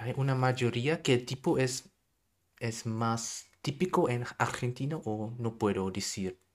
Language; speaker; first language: Spanish; non-native, learner; German